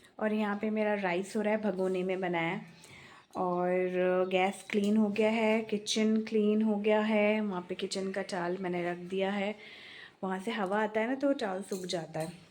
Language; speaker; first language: Hindi; non-native, local second language; Bangla